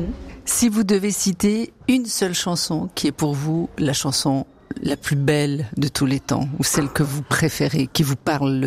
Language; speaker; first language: French; native; French